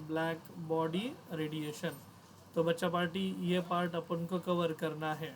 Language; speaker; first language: Hindi; non-native, local second language; Marathi